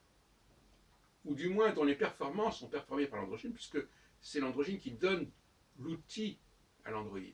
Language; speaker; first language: French; native; French